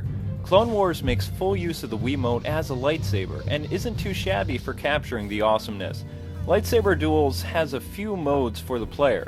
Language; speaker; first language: English; native; English